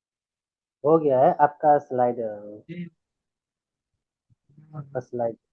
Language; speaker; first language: Hindi; non-native, learner; Nepali